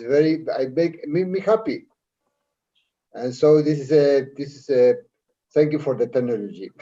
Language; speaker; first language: English; non-native, learner; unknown